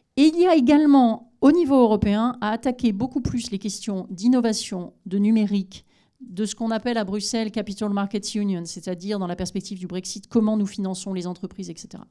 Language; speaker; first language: French; native; French